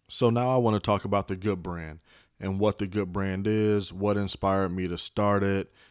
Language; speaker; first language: English; native; English